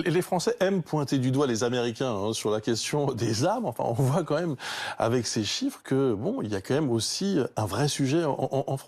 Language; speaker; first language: French; native; French